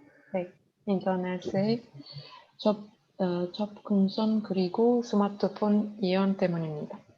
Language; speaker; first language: Korean; non-native, learner; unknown